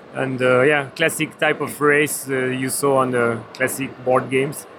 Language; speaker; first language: English; non-native, fluent; French